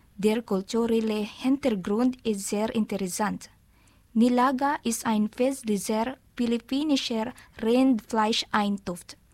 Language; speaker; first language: German; non-native, learner; Filipino